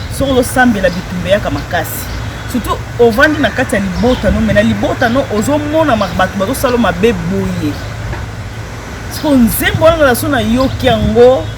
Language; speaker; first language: Lingala; native; Lingala